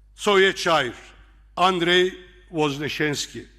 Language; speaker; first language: Turkish; non-native, local second language; Arabic